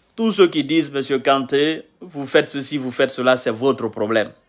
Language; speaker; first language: French; non-native, local second language; Mandingo